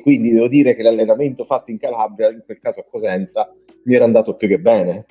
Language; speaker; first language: Italian; native; Italian